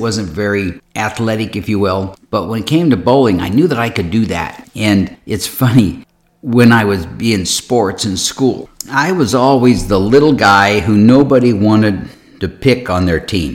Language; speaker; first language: English; native; English